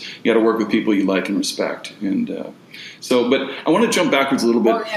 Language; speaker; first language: English; native; English